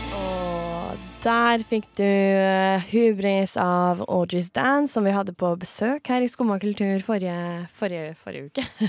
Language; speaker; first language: Norwegian; native; Norwegian